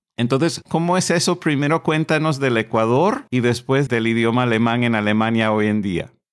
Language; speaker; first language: Spanish; non-native, fluent; English